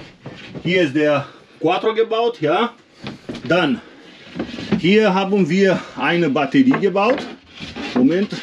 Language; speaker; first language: German; non-native, learner; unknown